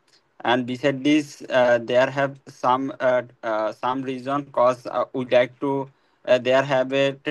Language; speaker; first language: English; non-native, learner; Bangla